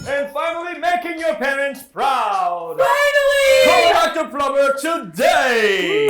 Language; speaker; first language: English; native; English